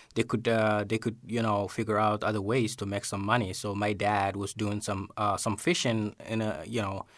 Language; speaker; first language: English; non-native, fluent; Somali